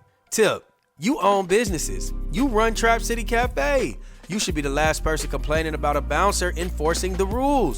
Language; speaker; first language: English; native; English